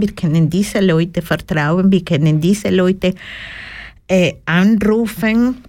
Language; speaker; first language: German; non-native, learner; Spanish